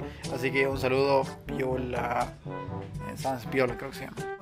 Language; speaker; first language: Spanish; native; Spanish